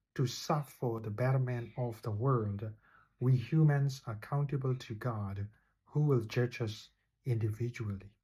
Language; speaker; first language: English; non-native, fluent; Burmese